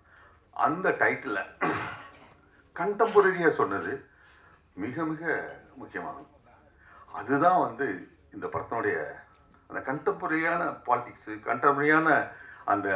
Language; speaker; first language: Tamil; native; Tamil